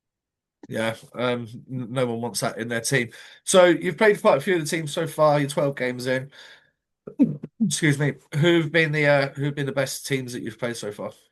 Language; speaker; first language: English; native; English